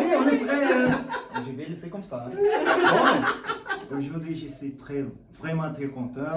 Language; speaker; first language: French; non-native, learner; Portuguese